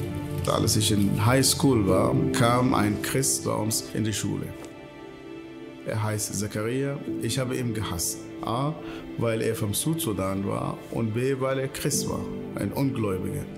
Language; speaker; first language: German; non-native, fluent; Arabic